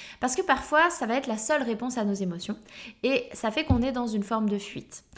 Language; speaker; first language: French; native; French